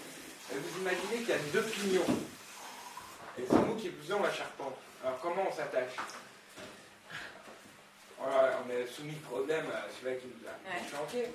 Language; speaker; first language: French; native; French